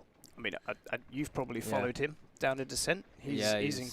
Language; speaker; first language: English; native; English